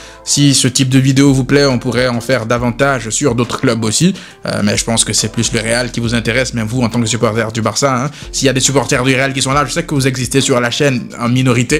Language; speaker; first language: French; native; French